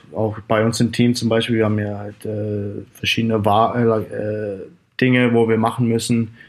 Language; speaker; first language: German; non-native, fluent; English